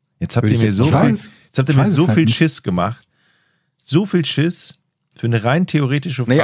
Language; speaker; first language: German; native; German